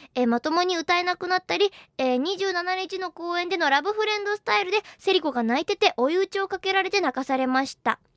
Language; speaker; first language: Japanese; native; Japanese